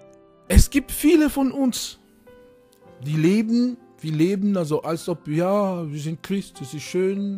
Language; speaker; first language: German; non-native, fluent; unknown